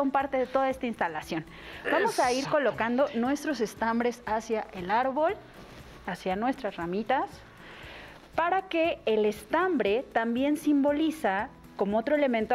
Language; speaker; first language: Spanish; native; Spanish